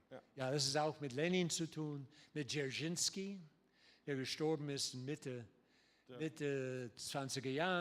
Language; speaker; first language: German; non-native, learner; English